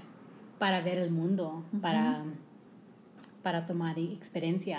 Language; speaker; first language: Spanish; early bilingual, heritage; English